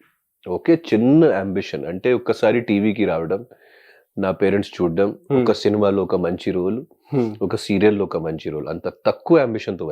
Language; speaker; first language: Telugu; non-native, local second language; Hindi